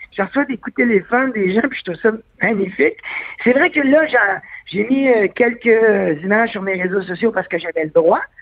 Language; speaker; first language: French; native; French